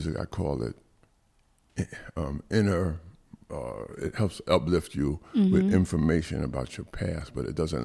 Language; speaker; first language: English; native; English